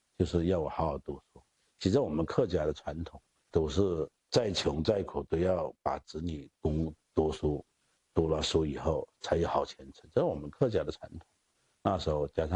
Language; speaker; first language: Chinese; native; Chinese